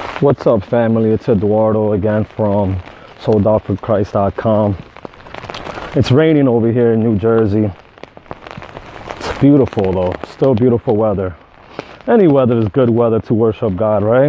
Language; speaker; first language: English; native; English